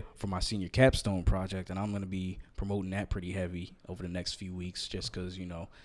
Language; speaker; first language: English; native; English